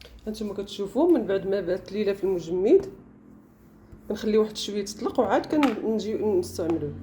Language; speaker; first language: Arabic; native; Arabic